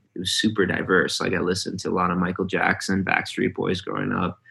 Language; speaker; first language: English; early bilingual, other home language; Hindi